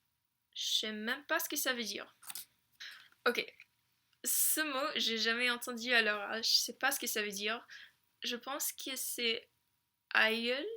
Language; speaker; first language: French; non-native, fluent; English